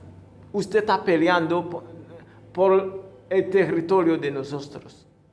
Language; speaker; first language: Spanish; non-native, fluent; Haitian Creole